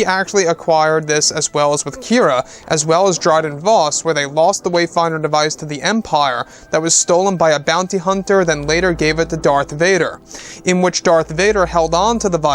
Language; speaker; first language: English; native; English